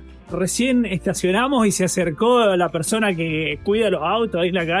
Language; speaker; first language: Spanish; native; Spanish